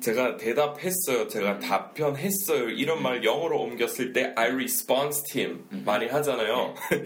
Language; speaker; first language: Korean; non-native, fluent; English